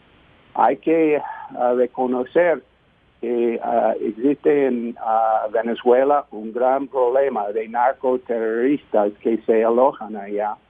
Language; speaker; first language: Spanish; non-native, fluent; English